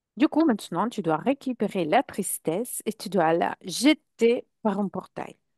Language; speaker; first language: French; non-native, fluent; Italian